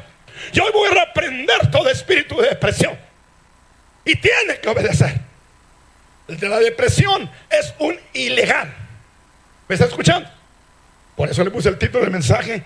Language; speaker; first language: Spanish; early bilingual, heritage; Spanish